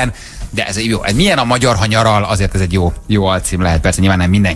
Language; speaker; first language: Hungarian; native; Hungarian